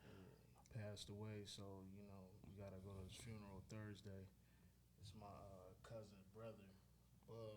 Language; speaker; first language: English; native; English